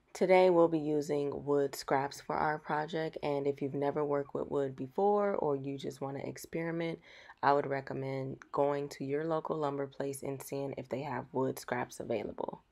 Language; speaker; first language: English; native; English